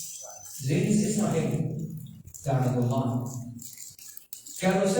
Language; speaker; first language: Indonesian; non-native, fluent; Arabic